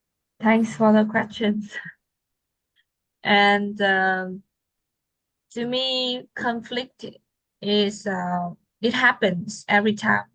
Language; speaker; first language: English; non-native, fluent; Vietnamese